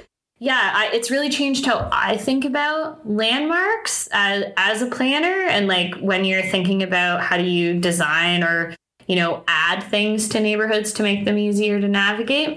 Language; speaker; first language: English; native; English